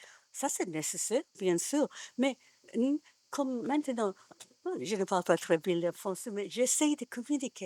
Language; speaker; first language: French; non-native, learner; Japanese